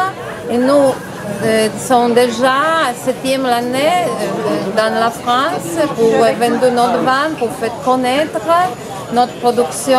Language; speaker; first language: French; non-native, learner; Italian